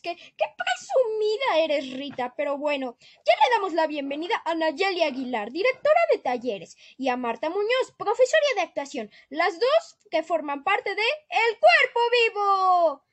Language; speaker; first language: Spanish; native; Spanish